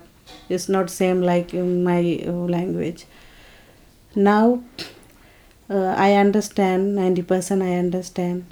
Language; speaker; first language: English; non-native, learner; Tamil